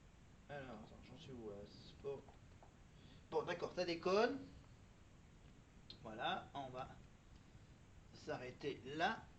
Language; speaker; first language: French; native; French